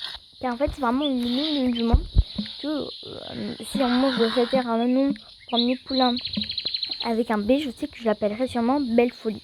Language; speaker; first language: French; native; French